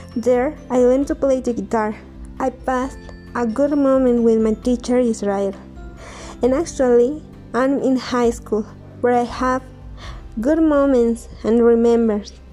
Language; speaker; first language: English; non-native, learner; Spanish